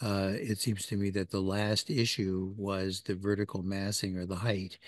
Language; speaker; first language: English; native; English